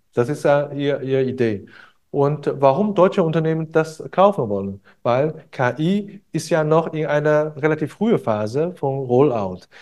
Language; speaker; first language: German; non-native, fluent; Chinese